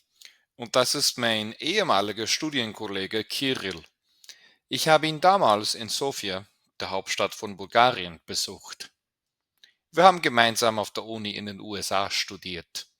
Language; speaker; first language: German; non-native, fluent; English